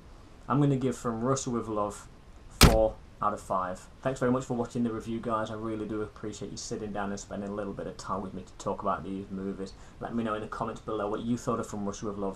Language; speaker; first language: English; native; English